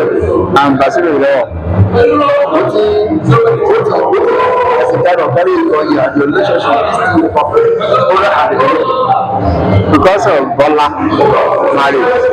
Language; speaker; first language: English; non-native, local second language; Igbo